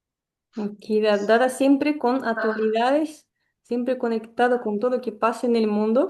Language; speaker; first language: Spanish; non-native, fluent; Portuguese